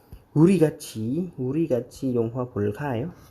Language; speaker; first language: Korean; non-native, fluent; Indonesian